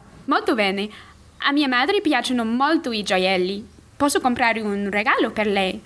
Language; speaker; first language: Italian; non-native, learner; English